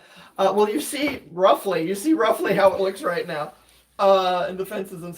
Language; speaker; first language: English; native; English